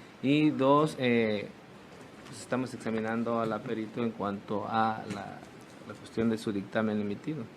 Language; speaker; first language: Spanish; native; Spanish